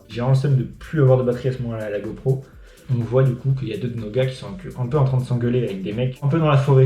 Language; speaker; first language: French; native; French